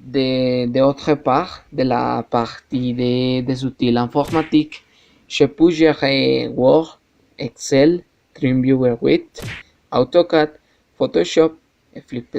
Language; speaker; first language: French; non-native, learner; Spanish